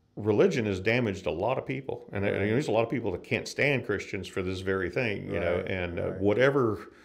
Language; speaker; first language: English; native; English